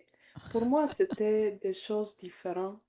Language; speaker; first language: French; non-native, learner; Bulgarian